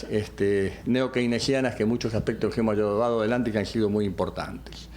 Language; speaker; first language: Spanish; native; Spanish